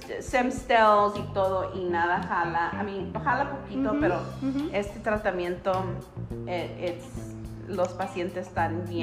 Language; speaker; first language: Spanish; early bilingual, heritage; Spanish